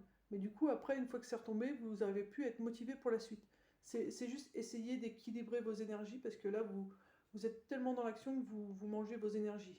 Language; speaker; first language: French; native; French